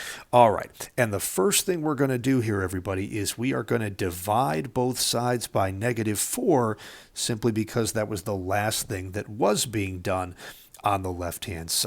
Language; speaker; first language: English; native; English